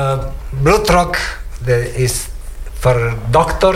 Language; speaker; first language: German; non-native, learner; Italian